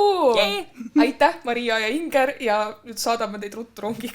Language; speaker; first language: Estonian; native; Estonian